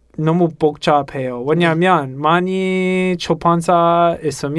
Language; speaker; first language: Korean; non-native, learner; English